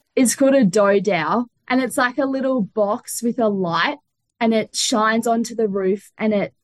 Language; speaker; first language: English; native; English